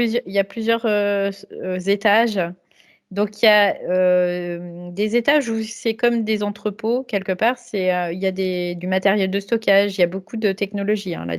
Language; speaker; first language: French; native; French